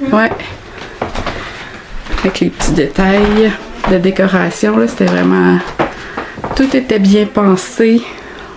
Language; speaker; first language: French; native; French